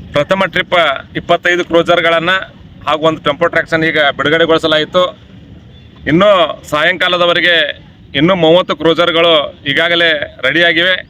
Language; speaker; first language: Kannada; native; Kannada